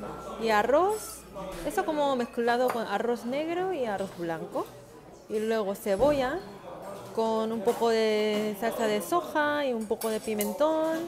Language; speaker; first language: Spanish; non-native, learner; Korean